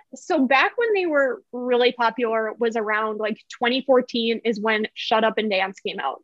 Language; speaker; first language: English; native; English